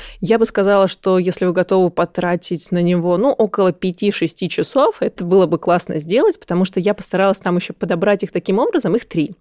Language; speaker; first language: Russian; native; Russian